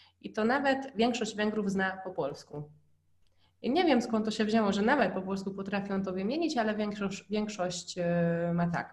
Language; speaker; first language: Polish; non-native, fluent; Hungarian